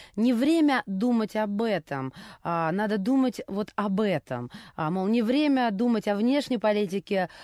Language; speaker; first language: Russian; native; Russian